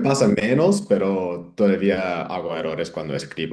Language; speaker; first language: Spanish; non-native, fluent; English